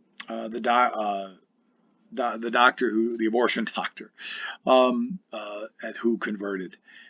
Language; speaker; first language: English; native; English